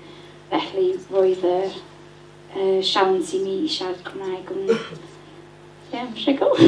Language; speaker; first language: Welsh; non-native, learner; English